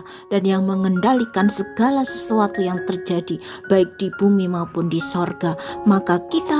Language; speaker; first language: Indonesian; native; Indonesian